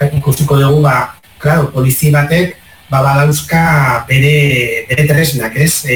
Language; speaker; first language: Basque; non-native, local second language; Spanish